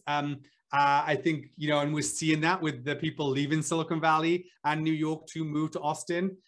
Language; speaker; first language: English; native; English